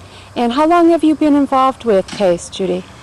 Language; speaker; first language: English; native; English